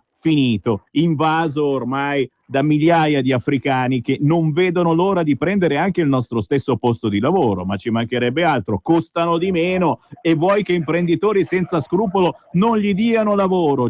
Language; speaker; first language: Italian; native; Italian